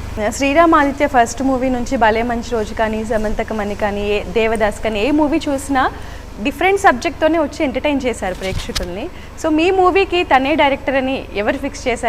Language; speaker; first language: Telugu; native; Telugu